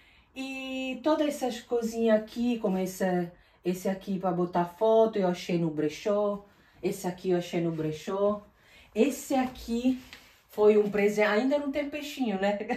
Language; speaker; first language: Portuguese; non-native, fluent; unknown